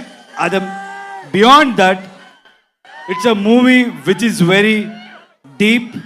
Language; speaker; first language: Telugu; non-native, local second language; Kannada